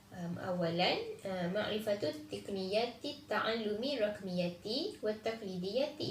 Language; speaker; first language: Arabic; non-native, learner; Malay